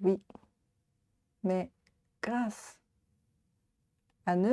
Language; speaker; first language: French; non-native, learner; Japanese